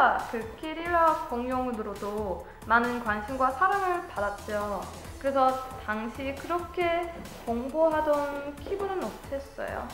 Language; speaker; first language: Korean; non-native, learner; English